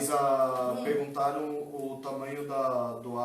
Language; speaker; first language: Portuguese; native; Portuguese